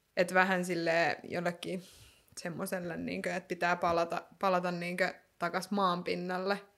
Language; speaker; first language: Finnish; native; Finnish